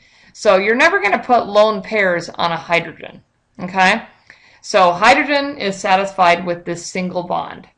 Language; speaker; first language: English; native; English